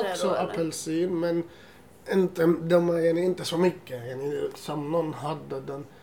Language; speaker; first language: Swedish; non-native, learner; Assyrian Neo-Aramaic